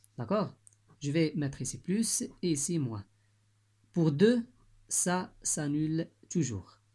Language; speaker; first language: French; non-native, local second language; Arabic